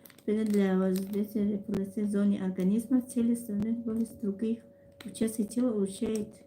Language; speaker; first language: Russian; non-native, fluent; Tajik